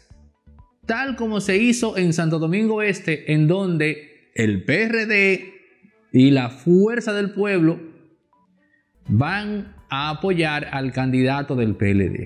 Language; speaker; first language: Spanish; native; Spanish